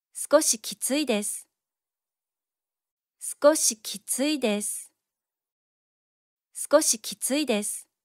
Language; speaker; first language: Japanese; native; Japanese